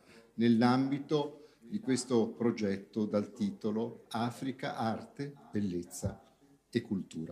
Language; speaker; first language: Italian; native; Italian